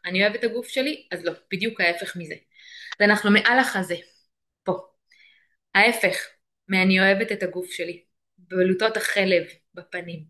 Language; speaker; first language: Hebrew; native; Hebrew